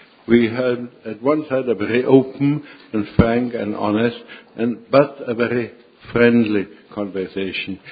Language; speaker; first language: English; non-native, fluent; Czech